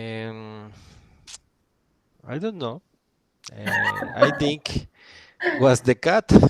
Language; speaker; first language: English; non-native, learner; Spanish